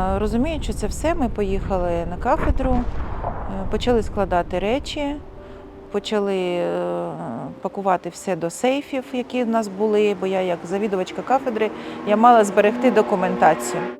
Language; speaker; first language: Ukrainian; native; Ukrainian